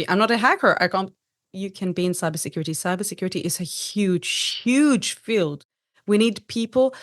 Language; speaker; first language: English; non-native, fluent; Hebrew